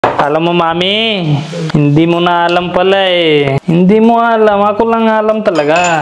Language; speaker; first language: Filipino; non-native, learner; Punjabi